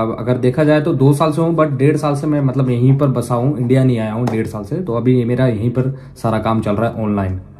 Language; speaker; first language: Hindi; native; Hindi